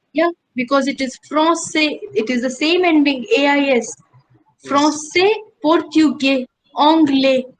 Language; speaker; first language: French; non-native, fluent; Hindi